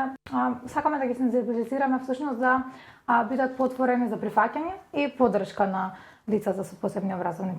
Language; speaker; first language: Macedonian; native; Macedonian